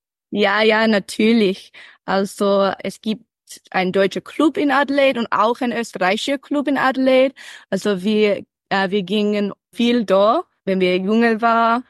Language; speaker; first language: German; early bilingual, heritage; English